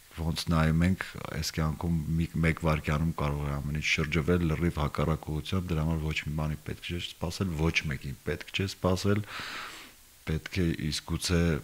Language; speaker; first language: Armenian; native; Armenian